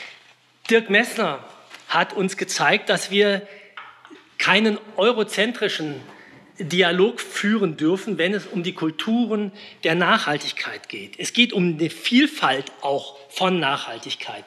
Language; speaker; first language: German; native; German